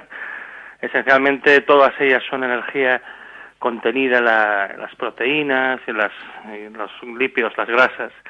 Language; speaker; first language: Spanish; native; Spanish